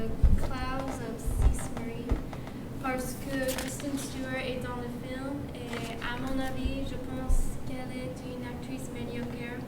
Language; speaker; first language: French; non-native, learner; English